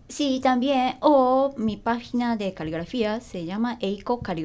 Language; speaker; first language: Spanish; non-native, learner; Japanese